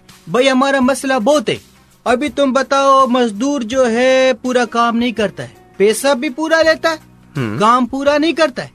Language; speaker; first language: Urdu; non-native, local second language; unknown